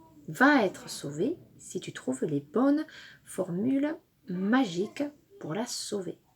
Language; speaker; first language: French; native; French